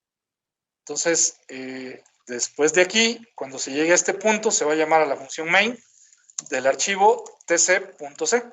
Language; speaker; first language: Spanish; native; Spanish